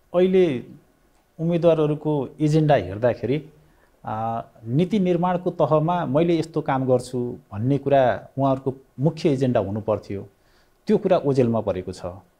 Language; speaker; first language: Nepali; native; Nepali